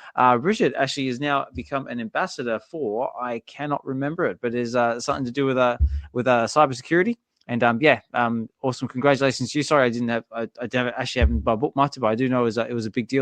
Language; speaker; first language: English; native; English